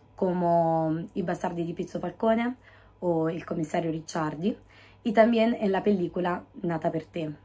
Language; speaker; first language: Spanish; non-native, learner; Italian